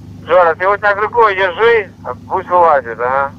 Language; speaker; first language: Russian; native; Russian